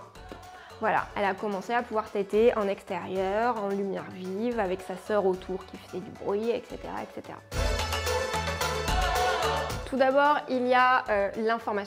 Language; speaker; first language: French; native; French